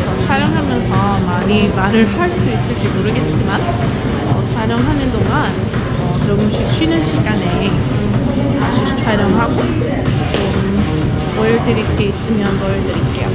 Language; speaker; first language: Korean; non-native, fluent; English